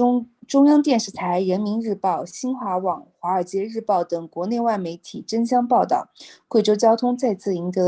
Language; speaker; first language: Chinese; native; Chinese